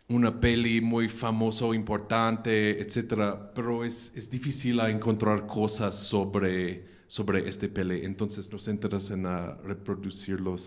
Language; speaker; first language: Spanish; non-native, fluent; English